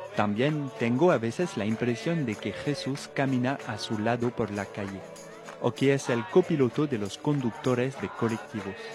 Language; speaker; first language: Spanish; non-native, fluent; French